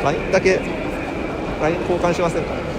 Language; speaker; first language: Japanese; native; Japanese